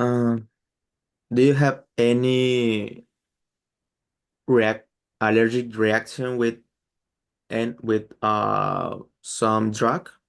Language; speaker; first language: English; non-native, learner; Spanish